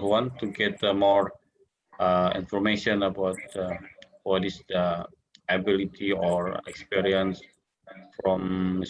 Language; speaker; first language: English; non-native, learner; Indonesian